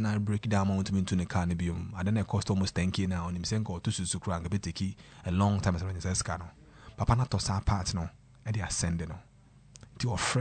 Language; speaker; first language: English; non-native, local second language; Akan